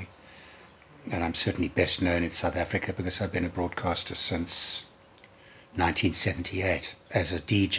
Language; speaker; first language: English; native; English